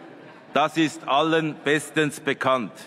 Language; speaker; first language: German; native; German